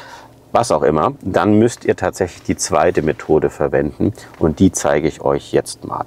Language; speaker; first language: German; native; German